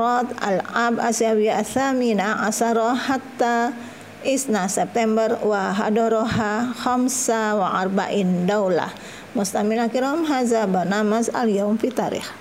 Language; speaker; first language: Arabic; non-native, learner; Indonesian